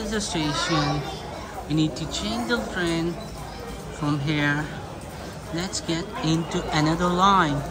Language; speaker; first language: English; non-native, local second language; Urdu